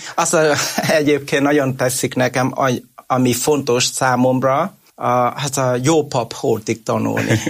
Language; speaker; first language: Hungarian; non-native, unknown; Vietnamese